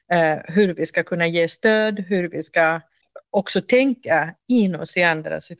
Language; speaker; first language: Swedish; non-native, fluent; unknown